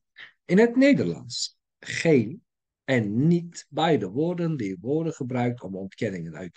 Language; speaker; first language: Dutch; non-native, fluent; Turkish